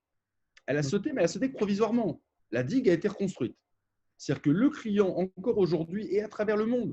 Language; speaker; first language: French; native; French